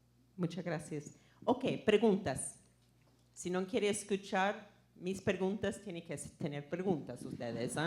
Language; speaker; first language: Spanish; non-native, fluent; English